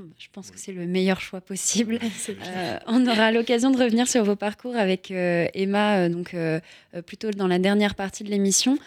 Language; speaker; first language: French; native; French